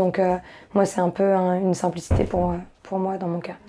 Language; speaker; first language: French; native; French